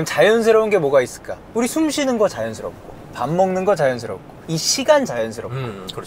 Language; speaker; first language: Korean; native; Korean